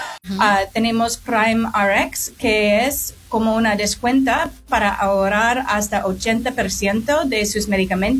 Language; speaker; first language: Spanish; non-native, fluent; English